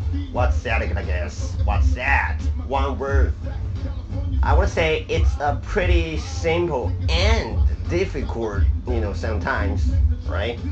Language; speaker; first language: English; non-native, fluent; Chinese